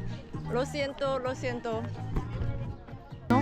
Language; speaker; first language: Spanish; non-native, learner; Korean